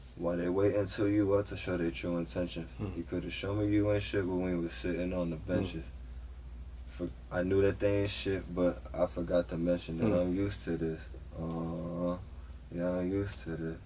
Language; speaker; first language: English; native; English